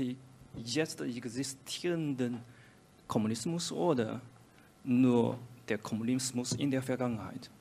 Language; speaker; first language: German; non-native, learner; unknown